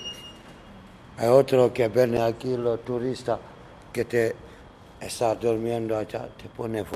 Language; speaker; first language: Spanish; non-native, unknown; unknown